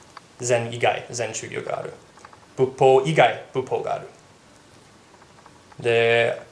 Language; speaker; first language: Japanese; non-native, fluent; English